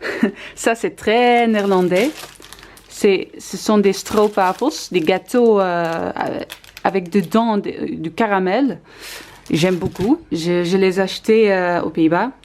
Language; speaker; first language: French; non-native, learner; Dutch